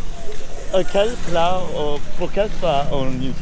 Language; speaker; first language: French; non-native, fluent; English